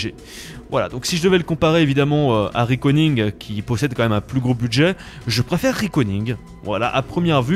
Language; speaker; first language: French; native; French